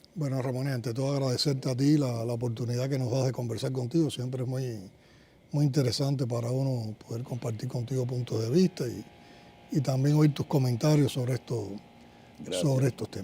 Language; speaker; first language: Spanish; native; Spanish